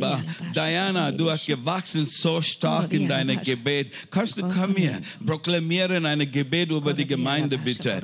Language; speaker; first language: German; non-native, learner; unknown